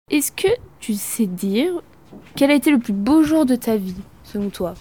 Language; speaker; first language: French; native; French